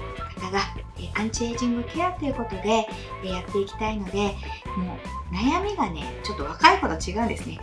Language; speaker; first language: Japanese; native; Japanese